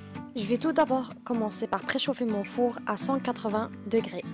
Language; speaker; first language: French; native; French